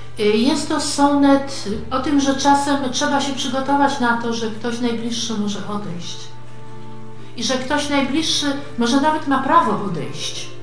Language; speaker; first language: Polish; native; Polish